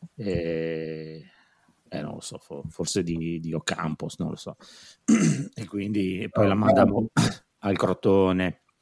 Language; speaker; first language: Italian; native; Italian